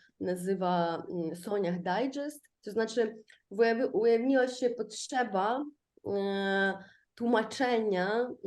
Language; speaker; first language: Polish; non-native, fluent; Ukrainian